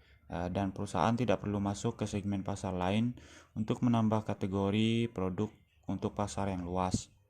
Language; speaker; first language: Indonesian; native; Indonesian